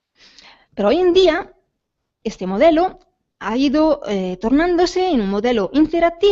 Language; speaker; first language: Spanish; native; Spanish